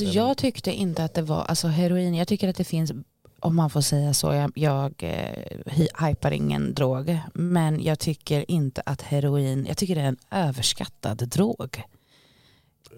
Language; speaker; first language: Swedish; native; Swedish